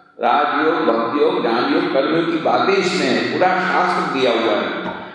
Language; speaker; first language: Hindi; non-native, local second language; Gujarati